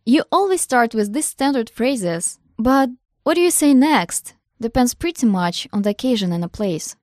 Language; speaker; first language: English; non-native, fluent; Russian